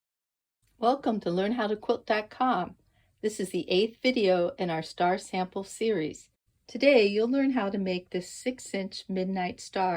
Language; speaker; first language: English; native; English